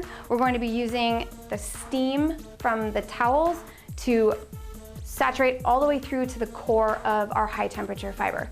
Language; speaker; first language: English; native; English